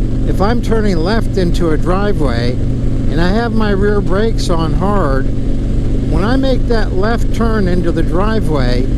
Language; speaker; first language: English; native; English